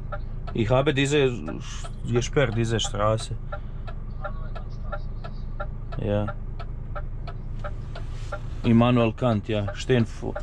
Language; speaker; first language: German; non-native, learner; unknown